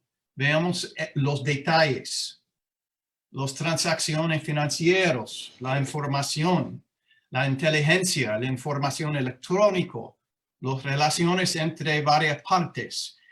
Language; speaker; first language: Spanish; non-native, fluent; English